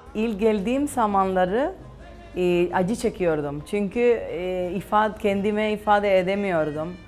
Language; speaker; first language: Turkish; non-native, fluent; Spanish